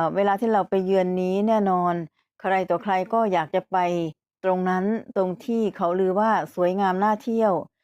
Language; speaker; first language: Thai; native; Thai